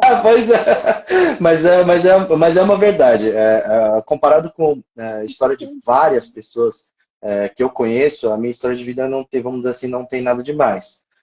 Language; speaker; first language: Portuguese; early bilingual, other home language; Japanese